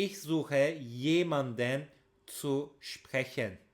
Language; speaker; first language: German; non-native, fluent; Turkish